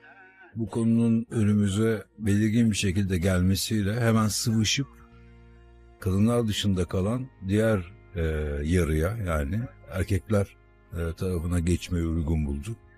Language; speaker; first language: Turkish; native; Turkish